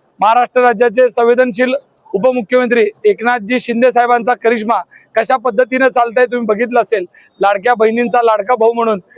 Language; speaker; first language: Marathi; native; Marathi